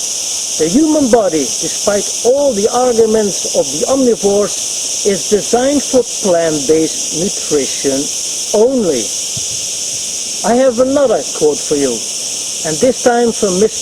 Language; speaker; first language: English; non-native, fluent; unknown